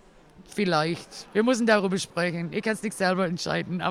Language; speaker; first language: German; non-native, learner; English